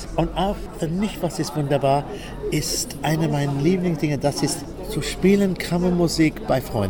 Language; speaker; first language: German; non-native, learner; English